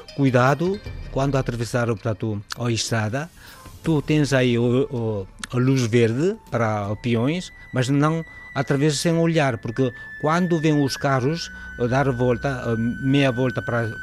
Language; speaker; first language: Portuguese; non-native, fluent; Korean